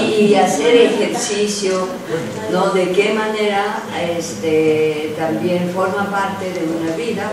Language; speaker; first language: Spanish; non-native, fluent; Japanese